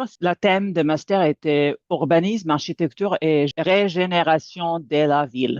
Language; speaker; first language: French; non-native, fluent; Serbian